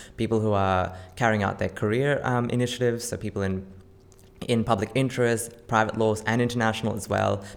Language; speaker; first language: English; native; English